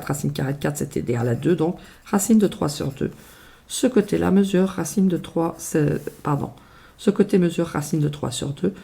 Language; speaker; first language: French; native; French